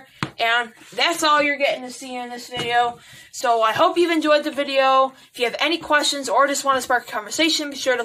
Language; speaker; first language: English; native; English